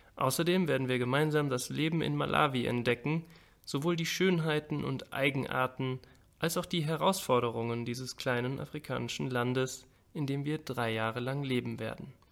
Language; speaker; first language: German; early bilingual, other home language; Spanish